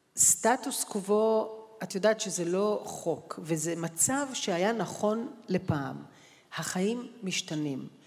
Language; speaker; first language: Hebrew; native; Hebrew